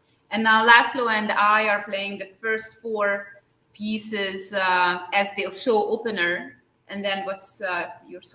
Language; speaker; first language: English; non-native, fluent; Hungarian